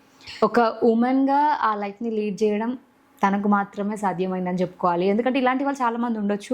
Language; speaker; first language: Telugu; native; Telugu